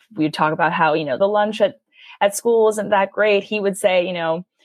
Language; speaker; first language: English; native; English